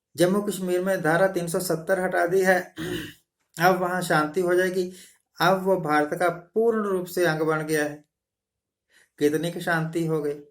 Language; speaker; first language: Hindi; non-native, local second language; Punjabi